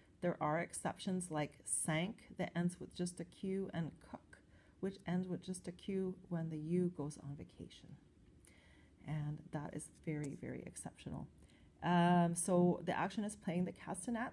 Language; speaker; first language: English; native; English